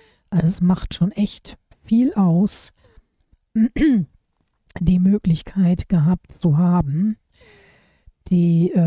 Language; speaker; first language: German; native; German